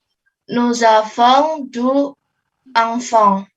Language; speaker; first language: French; non-native, learner; Indonesian